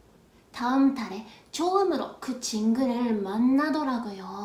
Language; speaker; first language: Korean; non-native, fluent; Japanese